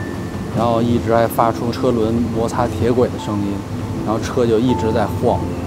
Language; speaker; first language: Chinese; native; Chinese